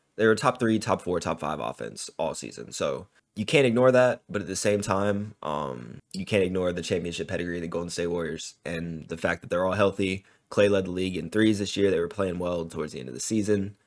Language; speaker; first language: English; native; English